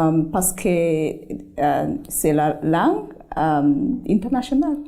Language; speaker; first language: French; non-native, learner; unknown